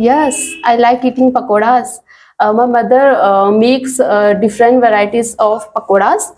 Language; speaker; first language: English; non-native, learner; Hindi